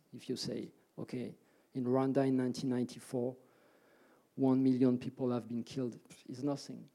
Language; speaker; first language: English; early bilingual, other home language; French